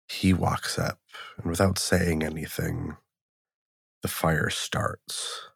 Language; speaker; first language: English; native; English